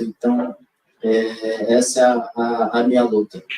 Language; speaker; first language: Portuguese; non-native, local second language; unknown